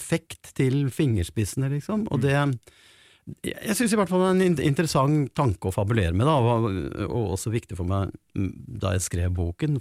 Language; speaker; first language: Norwegian; native; Norwegian